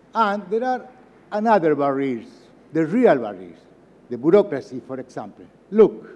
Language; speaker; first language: English; non-native, learner; Spanish